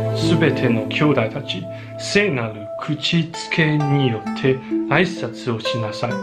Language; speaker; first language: Japanese; non-native, fluent; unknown